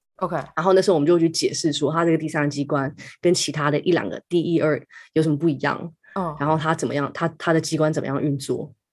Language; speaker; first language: Chinese; native; Chinese